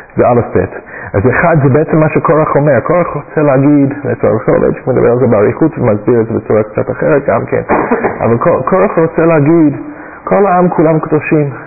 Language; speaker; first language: Hebrew; non-native, fluent; English